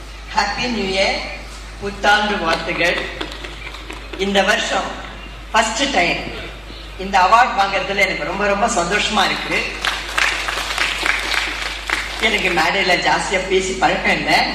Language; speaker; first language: Tamil; non-native, local second language; Telugu